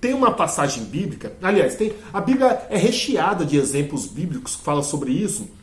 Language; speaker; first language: Portuguese; native; Portuguese